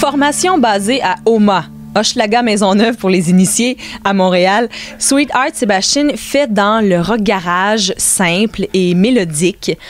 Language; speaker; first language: French; native; French